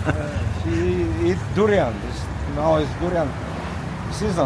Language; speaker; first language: English; non-native, learner; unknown